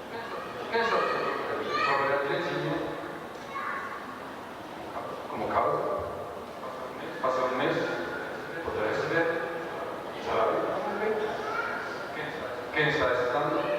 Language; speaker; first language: Portuguese; non-native, learner; Japanese